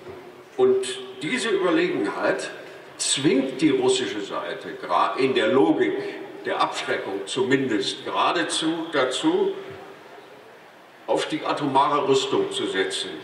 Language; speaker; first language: German; native; German